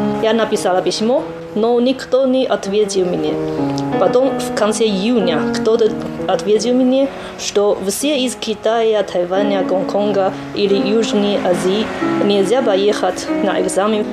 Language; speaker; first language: Russian; non-native, learner; Chinese